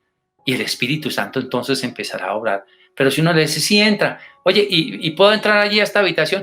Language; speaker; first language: Spanish; native; Spanish